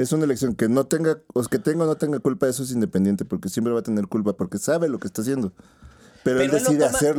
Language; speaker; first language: Spanish; native; Spanish